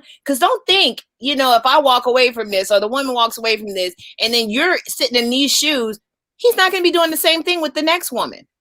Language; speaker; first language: English; native; English